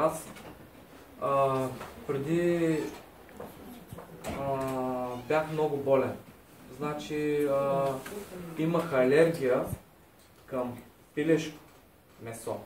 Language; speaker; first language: Bulgarian; native; Bulgarian